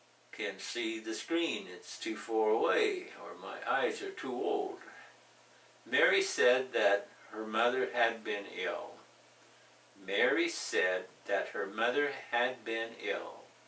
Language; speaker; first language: English; native; English